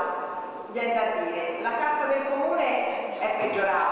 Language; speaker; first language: Italian; native; Italian